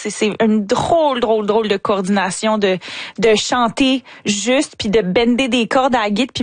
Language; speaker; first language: French; native; French